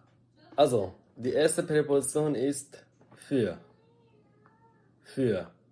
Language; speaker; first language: German; non-native, fluent; Arabic